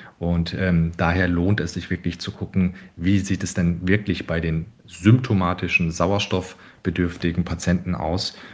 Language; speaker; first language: German; early bilingual, other home language; Turkish